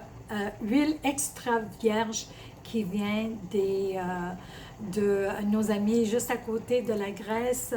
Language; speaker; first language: French; early bilingual, other home language; Italian